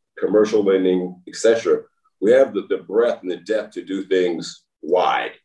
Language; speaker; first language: English; native; English